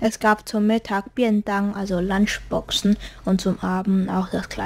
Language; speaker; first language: German; early bilingual, heritage; German